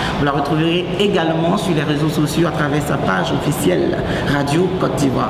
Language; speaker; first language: French; native; French